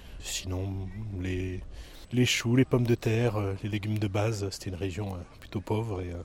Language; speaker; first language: French; native; French